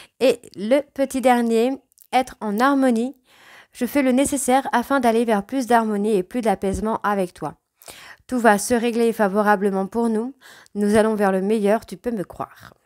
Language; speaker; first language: French; native; French